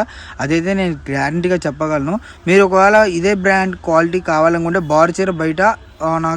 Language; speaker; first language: Telugu; native; Telugu